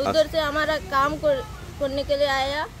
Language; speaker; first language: Hindi; non-native, local second language; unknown